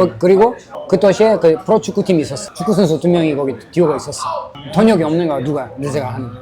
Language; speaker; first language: Korean; non-native, fluent; Russian